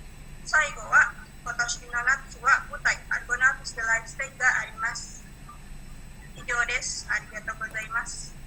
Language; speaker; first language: Japanese; non-native, learner; Indonesian